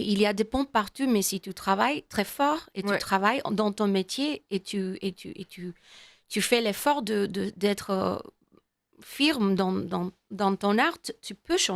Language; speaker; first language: French; non-native, learner; English